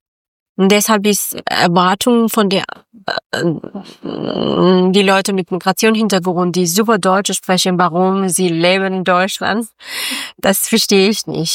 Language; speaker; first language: German; non-native, learner; Persian